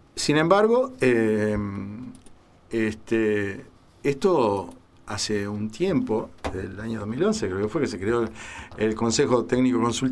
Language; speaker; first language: Spanish; native; Spanish